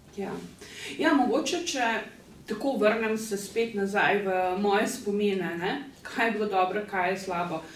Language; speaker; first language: Slovenian; early bilingual, other home language; Bosnian